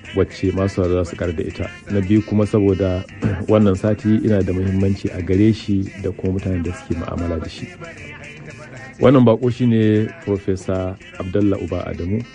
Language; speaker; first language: Hausa; native; Hausa